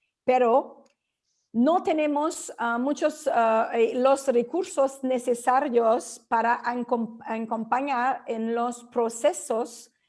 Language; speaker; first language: Spanish; non-native, fluent; French